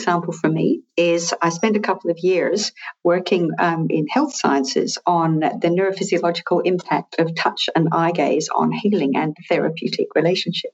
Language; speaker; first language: English; native; English